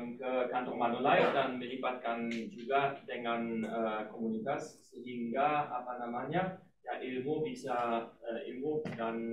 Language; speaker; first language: Indonesian; non-native, fluent; German